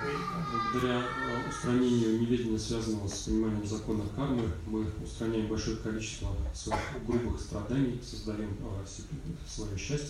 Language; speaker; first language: Russian; native; Russian